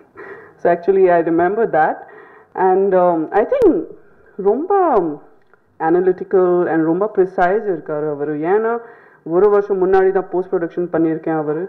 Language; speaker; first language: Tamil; non-native, fluent; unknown